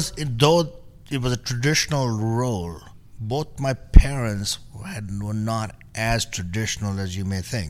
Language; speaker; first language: English; non-native, local second language; Punjabi